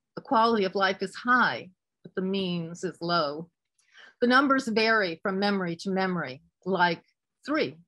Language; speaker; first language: English; native; English